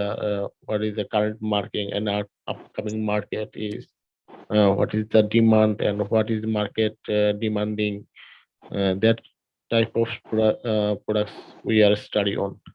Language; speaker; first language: English; non-native, learner; Bangla